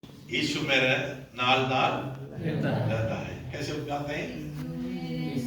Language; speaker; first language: Hindi; non-native, local second language; Malayalam